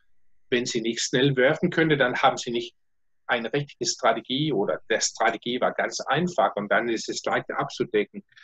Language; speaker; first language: German; non-native, learner; Danish